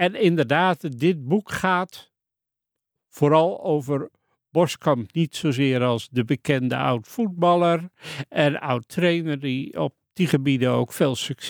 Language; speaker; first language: Dutch; native; Dutch